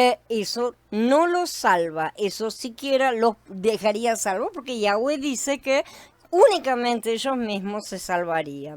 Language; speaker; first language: Spanish; native; Spanish